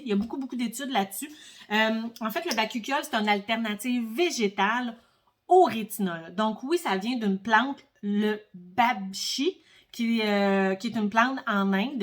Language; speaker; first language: French; native; French